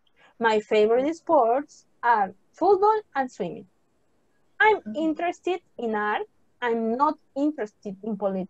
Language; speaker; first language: English; non-native, fluent; Spanish